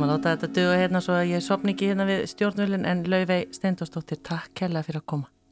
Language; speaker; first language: Icelandic; native; Icelandic